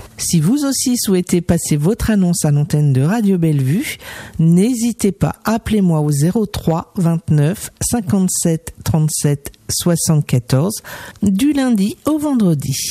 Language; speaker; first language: French; native; French